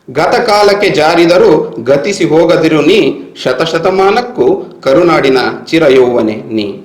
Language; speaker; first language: Kannada; native; Kannada